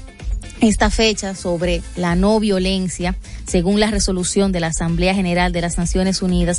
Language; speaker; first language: Spanish; native; Spanish